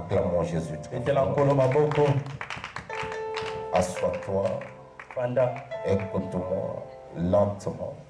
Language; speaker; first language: French; non-native, local second language; Lingala